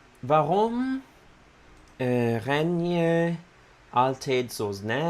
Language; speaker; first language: Dutch; non-native, learner; Italian